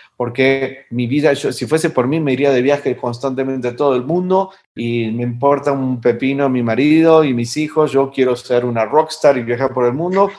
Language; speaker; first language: Spanish; native; Spanish